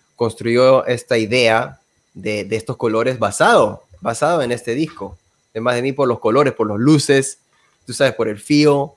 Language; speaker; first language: Spanish; native; Spanish